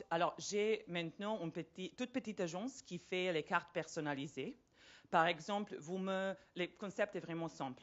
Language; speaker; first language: French; non-native, fluent; Serbian